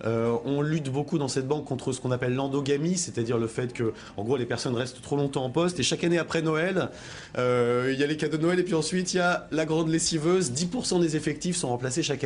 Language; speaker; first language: French; native; French